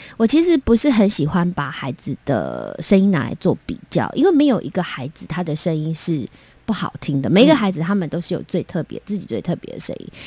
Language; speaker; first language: Chinese; non-native, local second language; Min Nan Chinese